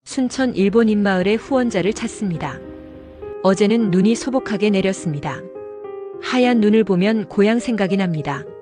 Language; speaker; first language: Korean; non-native, fluent; Japanese